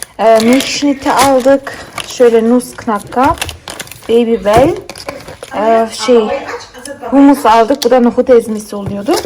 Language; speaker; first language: Turkish; early bilingual, heritage; Turkish